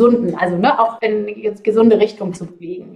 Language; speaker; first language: German; native; German